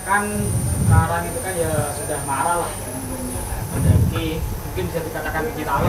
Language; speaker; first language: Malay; non-native, local second language; Javanese